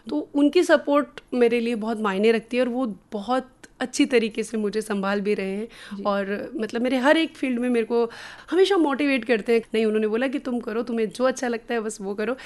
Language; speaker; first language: Hindi; non-native, local second language; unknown